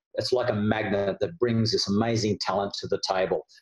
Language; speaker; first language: English; native; English